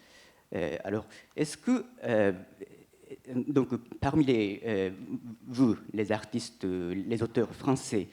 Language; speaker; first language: French; non-native, fluent; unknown